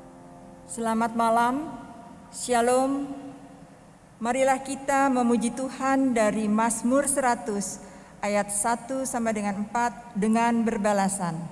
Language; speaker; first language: Indonesian; native; Indonesian